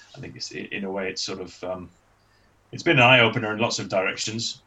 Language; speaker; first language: English; native; English